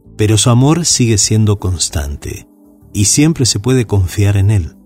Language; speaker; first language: Spanish; native; Spanish